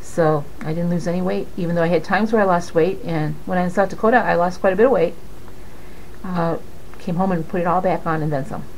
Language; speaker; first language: English; native; English